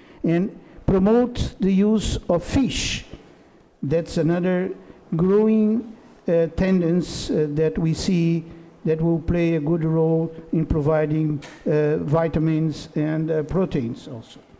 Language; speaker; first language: English; non-native, fluent; Portuguese